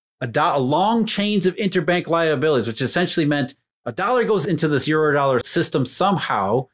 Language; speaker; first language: English; native; English